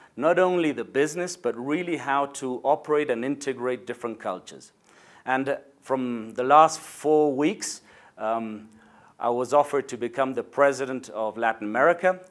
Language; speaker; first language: English; non-native, fluent; Spanish